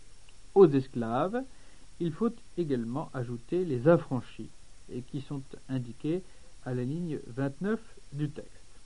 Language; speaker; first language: French; native; French